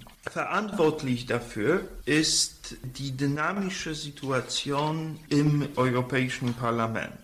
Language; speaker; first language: German; non-native, fluent; Polish